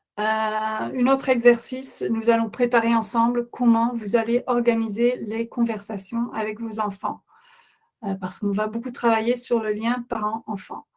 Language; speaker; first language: French; non-native, fluent; Dutch